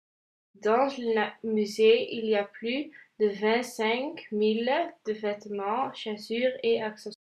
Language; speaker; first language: French; non-native, learner; Dutch